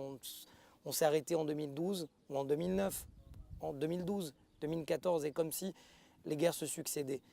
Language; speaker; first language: French; native; French